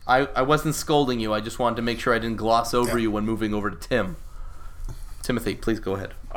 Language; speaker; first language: English; native; English